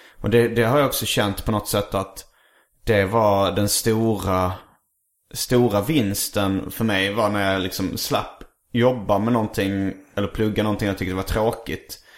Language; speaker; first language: Swedish; native; Swedish